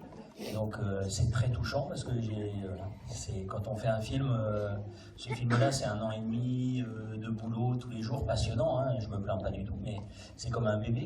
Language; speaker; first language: French; native; French